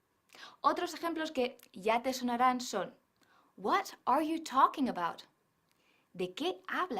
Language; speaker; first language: Spanish; non-native, fluent; English